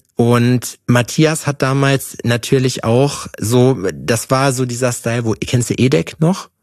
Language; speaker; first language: German; native; German